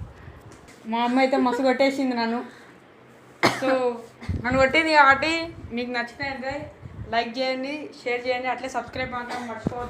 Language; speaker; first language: Telugu; native; Telugu